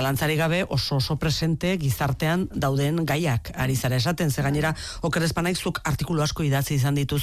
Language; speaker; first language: Basque; native; Basque